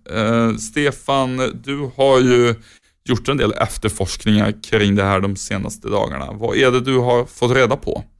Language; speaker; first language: Swedish; native; Swedish